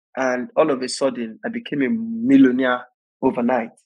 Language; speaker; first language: English; non-native, local second language; Yoruba